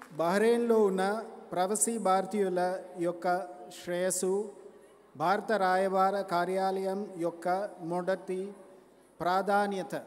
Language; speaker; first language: Telugu; non-native, learner; Malayalam